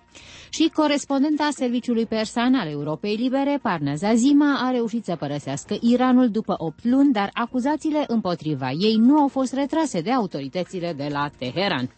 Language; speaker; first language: Romanian; native; Romanian